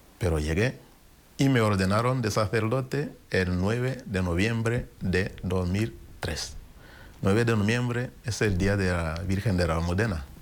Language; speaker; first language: Spanish; non-native, fluent; Kinyarwanda